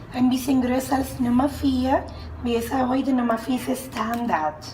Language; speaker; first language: German; non-native, fluent; Spanish